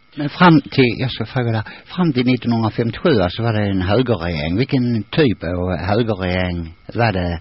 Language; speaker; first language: Swedish; native; Swedish